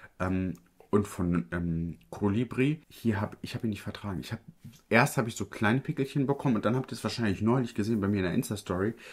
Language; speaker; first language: German; early bilingual, other home language; Italian